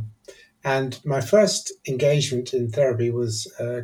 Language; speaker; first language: English; native; English